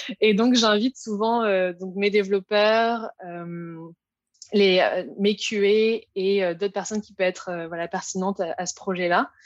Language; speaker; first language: French; native; French